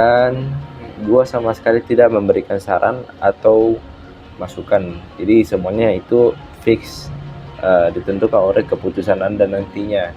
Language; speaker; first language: Indonesian; native; Indonesian